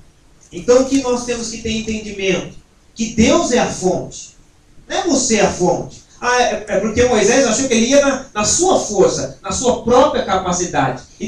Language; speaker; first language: Portuguese; native; Portuguese